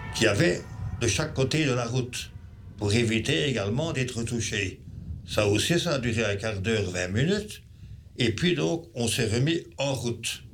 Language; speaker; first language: French; native; French